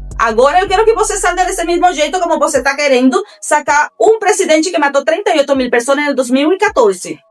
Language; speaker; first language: Portuguese; non-native, fluent; Spanish